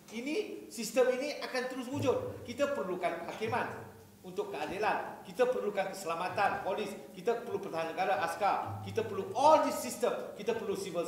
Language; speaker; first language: Malay; native; Malay